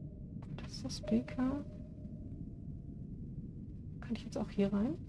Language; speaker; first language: German; native; German